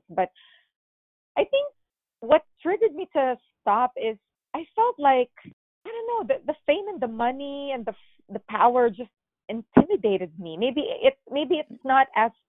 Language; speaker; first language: English; non-native, local second language; Filipino